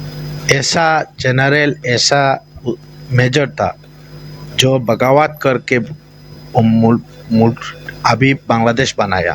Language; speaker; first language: Hindi; non-native, fluent; Bangla